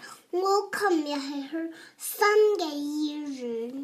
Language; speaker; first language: Chinese; early bilingual, heritage; Cantonese